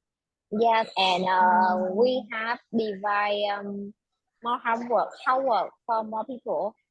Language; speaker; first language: English; non-native, learner; Vietnamese